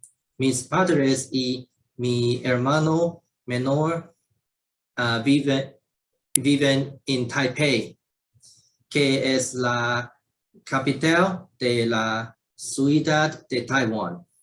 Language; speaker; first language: Spanish; non-native, learner; Chinese